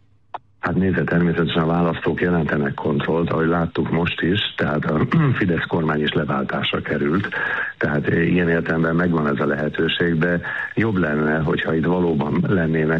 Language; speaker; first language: Hungarian; native; Hungarian